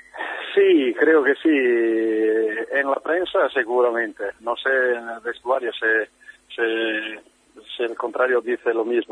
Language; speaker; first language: Spanish; non-native, fluent; Italian